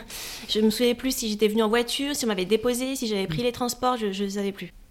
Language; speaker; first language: French; native; French